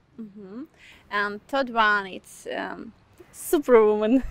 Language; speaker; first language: English; non-native, fluent; Ukrainian